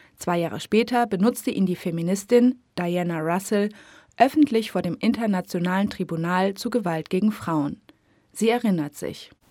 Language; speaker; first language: German; native; German